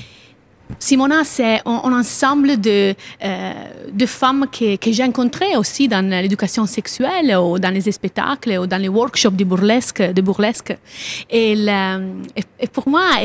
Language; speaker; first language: French; non-native, learner; Italian